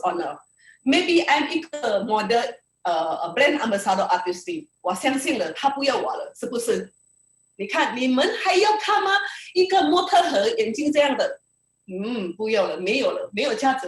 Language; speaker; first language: Chinese; early bilingual, heritage; Indonesian